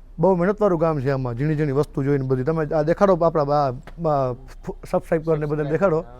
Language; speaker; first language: Gujarati; non-native, local second language; Kachhi